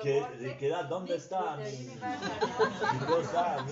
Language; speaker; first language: Spanish; non-native, fluent; French